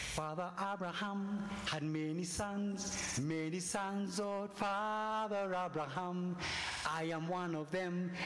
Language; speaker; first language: English; non-native, local second language; Kikuyu